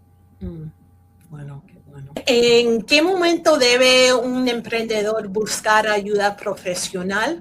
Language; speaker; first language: Spanish; early bilingual, heritage; Spanish